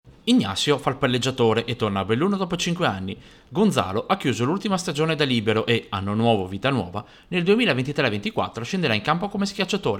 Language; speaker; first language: Italian; native; Italian